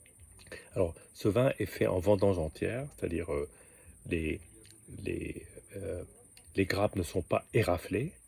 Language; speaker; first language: French; native; French